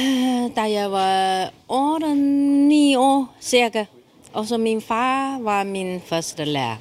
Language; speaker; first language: Danish; non-native, fluent; Chinese